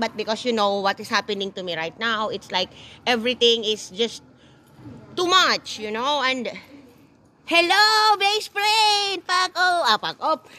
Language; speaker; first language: English; non-native, local second language; Filipino